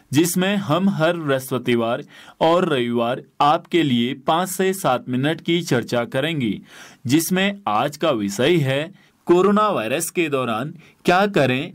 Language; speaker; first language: Hindi; native; Hindi